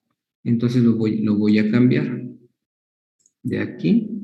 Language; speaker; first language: Spanish; native; Spanish